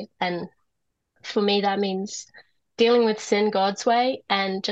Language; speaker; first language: English; native; English